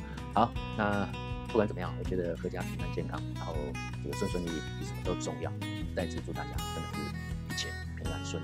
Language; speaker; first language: Chinese; native; Chinese